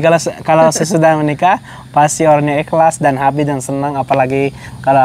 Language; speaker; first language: Indonesian; non-native, fluent; Arabic